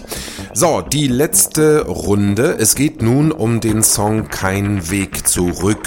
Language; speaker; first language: German; native; German